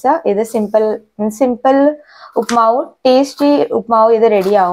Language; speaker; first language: Malayalam; non-native, learner; Hindi